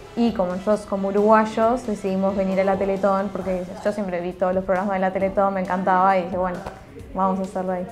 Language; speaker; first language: Spanish; native; Spanish